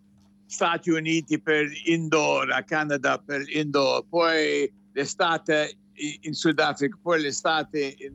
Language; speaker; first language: Italian; non-native, fluent; English